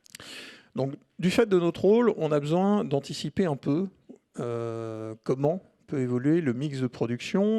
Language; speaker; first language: French; native; French